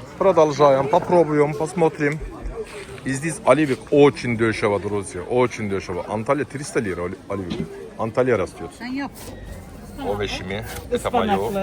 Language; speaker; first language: Russian; non-native, learner; Turkish